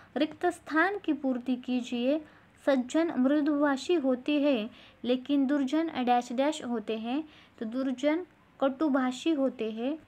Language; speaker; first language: Hindi; non-native, local second language; Marathi